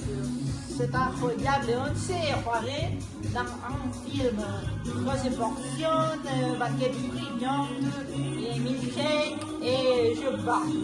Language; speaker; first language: French; non-native, learner; Spanish